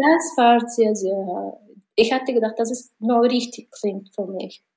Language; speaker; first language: German; non-native, learner; Mongolian